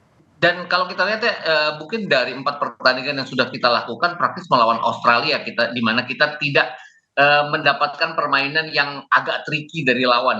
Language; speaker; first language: Indonesian; native; Indonesian